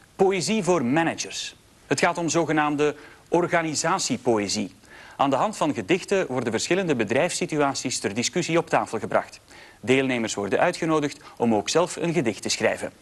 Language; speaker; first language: Dutch; native; Dutch